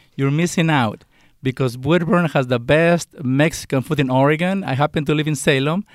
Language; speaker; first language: English; non-native, fluent; Spanish